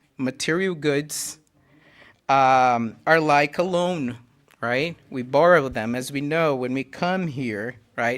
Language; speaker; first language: English; non-native, fluent; Portuguese